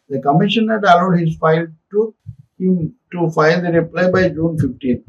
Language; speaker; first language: English; non-native, local second language; Telugu